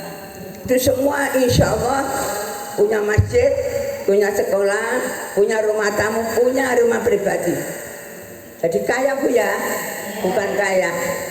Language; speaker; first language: Indonesian; non-native, local second language; Javanese